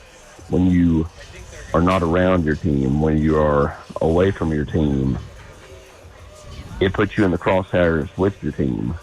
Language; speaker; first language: English; native; English